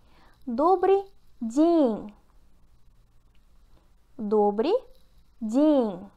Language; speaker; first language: Russian; non-native, learner; Portuguese